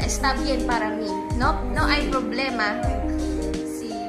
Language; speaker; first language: Spanish; non-native, learner; Filipino